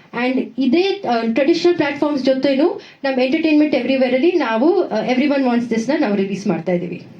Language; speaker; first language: Kannada; non-native, local second language; Tamil